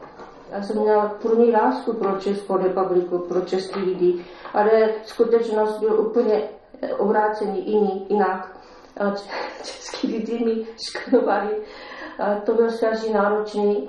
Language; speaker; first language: Czech; non-native, learner; Japanese